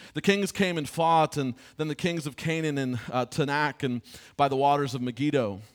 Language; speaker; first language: English; native; English